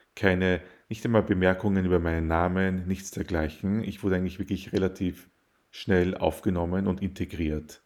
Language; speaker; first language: German; early bilingual, other home language; Arabic